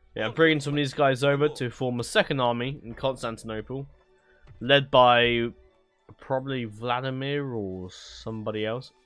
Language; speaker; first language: English; native; English